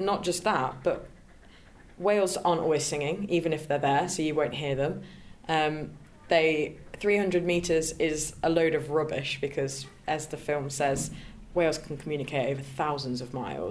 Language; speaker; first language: English; native; English